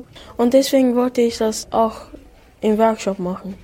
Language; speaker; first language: German; early bilingual, other home language; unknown